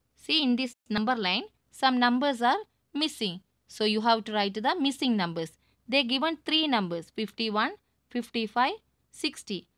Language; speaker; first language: English; non-native, local second language; Tamil